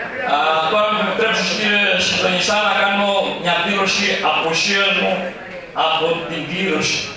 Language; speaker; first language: Greek; early bilingual, heritage; Greek